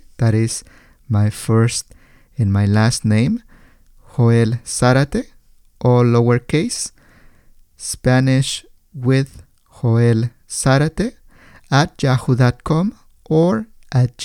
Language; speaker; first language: English; non-native, fluent; Spanish